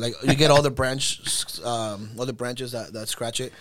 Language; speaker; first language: English; early bilingual, other home language; Spanish